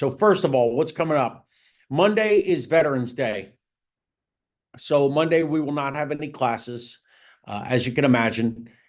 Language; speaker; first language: English; native; English